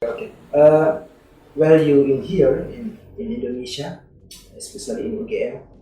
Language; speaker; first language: English; non-native, learner; Indonesian